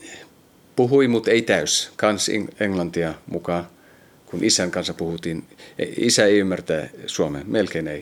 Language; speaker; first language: Finnish; early bilingual, heritage; Finnish